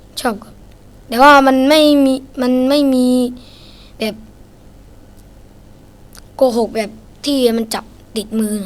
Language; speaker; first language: Thai; non-native, learner; Shan